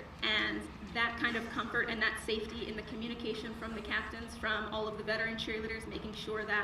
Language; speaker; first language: English; native; English